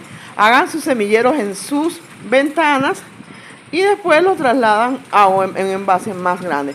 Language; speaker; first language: Spanish; native; Spanish